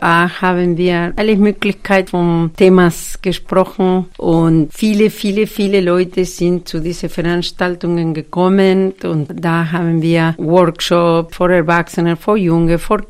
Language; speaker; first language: German; non-native, fluent; Spanish